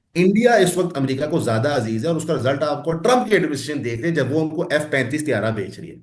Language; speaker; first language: Urdu; non-native, local second language; Punjabi